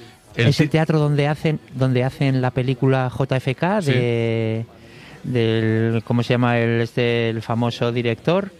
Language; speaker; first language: Spanish; native; Spanish